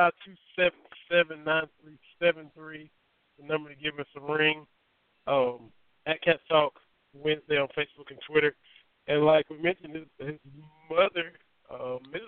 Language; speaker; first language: English; native; English